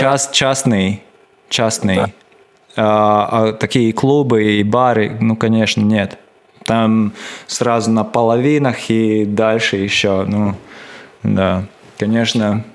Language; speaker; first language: Russian; non-native, local second language; Latvian